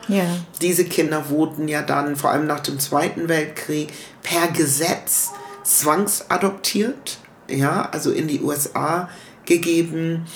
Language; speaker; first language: German; early bilingual, other home language; English